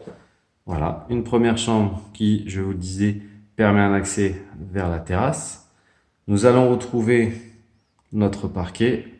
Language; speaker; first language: French; native; French